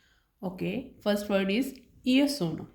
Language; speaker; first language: English; non-native, learner; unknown